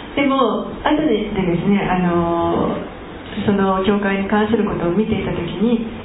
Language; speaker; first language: Japanese; native; Japanese